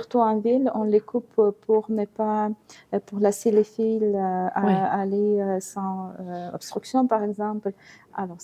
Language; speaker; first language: French; non-native, fluent; Ukrainian